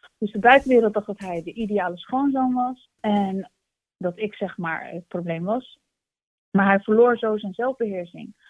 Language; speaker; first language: Dutch; early bilingual, other home language; Turkish